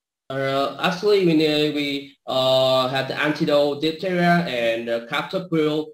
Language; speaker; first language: English; non-native, learner; Vietnamese